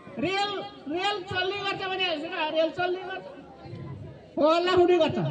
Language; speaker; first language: Nepali; native; Nepali